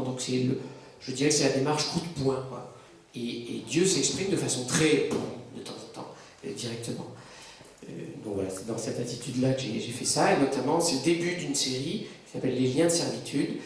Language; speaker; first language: French; native; French